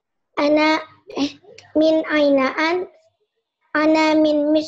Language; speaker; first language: Arabic; non-native, learner; Indonesian